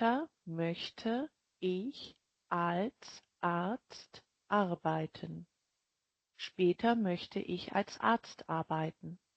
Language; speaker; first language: German; non-native, learner; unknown